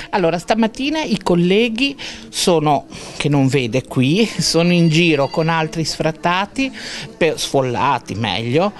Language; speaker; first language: Italian; native; Italian